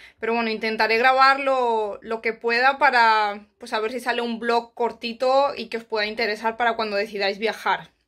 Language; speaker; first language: Spanish; native; Spanish